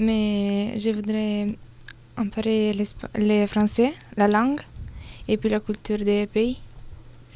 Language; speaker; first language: French; non-native, learner; Italian